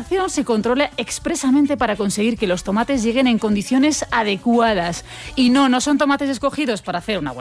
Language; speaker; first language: Spanish; native; Spanish